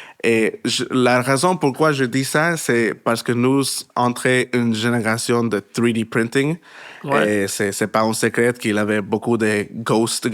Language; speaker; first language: French; non-native, learner; Spanish